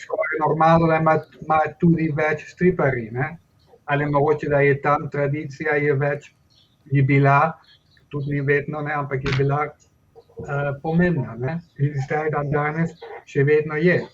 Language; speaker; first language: Slovenian; non-native, fluent; Spanish